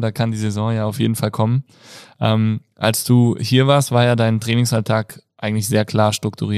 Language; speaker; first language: German; native; German